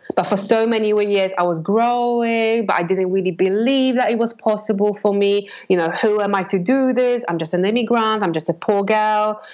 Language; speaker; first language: English; non-native, fluent; Polish